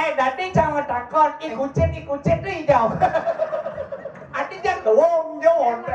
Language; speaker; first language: Indonesian; non-native, local second language; Balinese